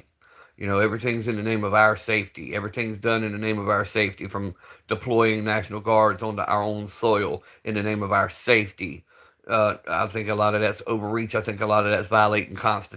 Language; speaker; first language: English; native; English